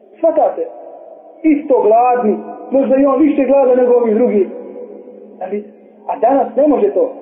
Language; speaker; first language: Bosnian; native; Bosnian